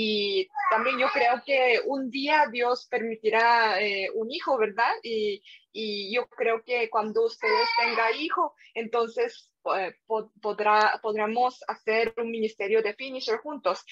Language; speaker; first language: Spanish; non-native, fluent; Korean